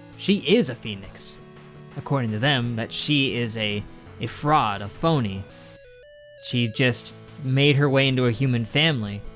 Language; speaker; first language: English; native; English